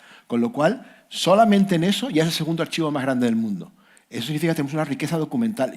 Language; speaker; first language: Spanish; native; Spanish